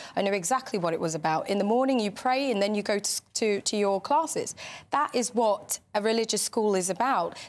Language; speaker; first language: English; native; English